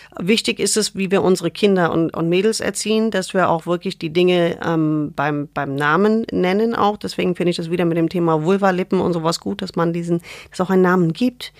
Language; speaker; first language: German; non-native, fluent; English